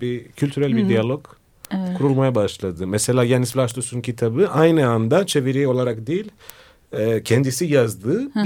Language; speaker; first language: Turkish; non-native, fluent; Greek